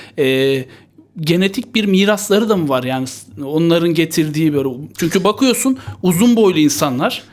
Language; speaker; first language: Turkish; native; Turkish